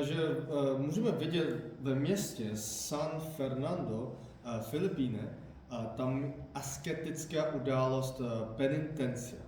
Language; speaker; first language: Czech; non-native, fluent; Korean